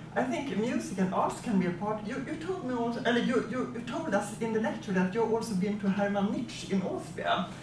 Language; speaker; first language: English; non-native, fluent; Swedish